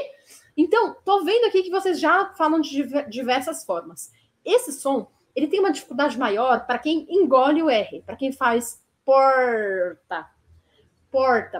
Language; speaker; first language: Portuguese; native; Portuguese